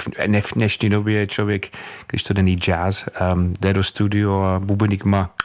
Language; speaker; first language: Czech; non-native, fluent; English